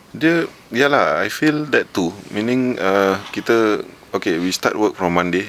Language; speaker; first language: English; non-native, local second language; Malay